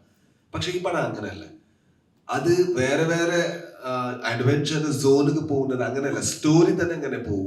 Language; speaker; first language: Malayalam; non-native, learner; Kannada